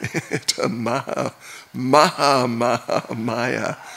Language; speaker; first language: Russian; non-native, learner; English